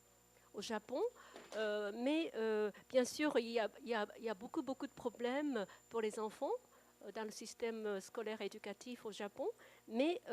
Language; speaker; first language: French; non-native, fluent; Japanese